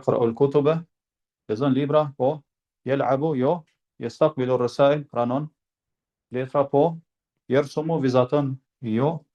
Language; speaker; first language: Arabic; non-native, fluent; Albanian